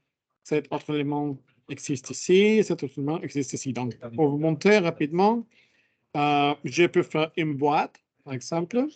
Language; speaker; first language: French; non-native, fluent; Spanish